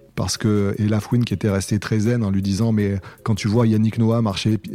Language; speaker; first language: French; native; French